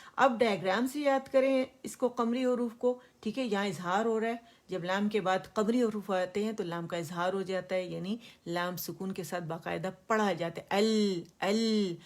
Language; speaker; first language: Urdu; non-native, local second language; Pashto